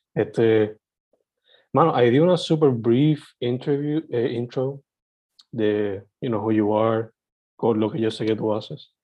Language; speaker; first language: Spanish; native; Spanish